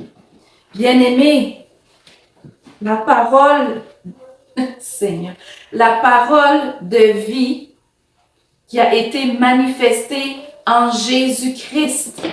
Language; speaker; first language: French; native; French